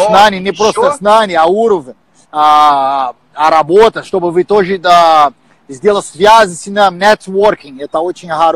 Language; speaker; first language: Russian; non-native, learner; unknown